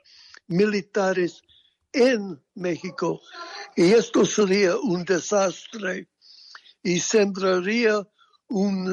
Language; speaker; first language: Spanish; non-native, fluent; English